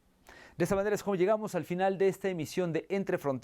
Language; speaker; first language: Spanish; native; Spanish